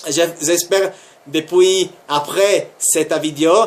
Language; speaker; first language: French; non-native, learner; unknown